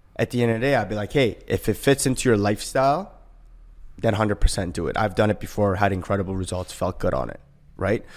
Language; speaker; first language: English; early bilingual, other home language; Korean